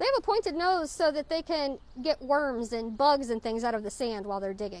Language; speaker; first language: English; native; English